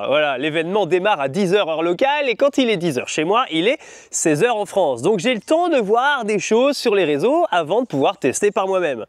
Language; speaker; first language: French; native; French